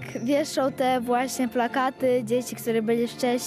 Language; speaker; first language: Polish; early bilingual, other home language; Ukrainian